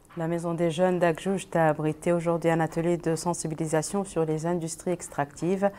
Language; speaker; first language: French; non-native, local second language; Arabic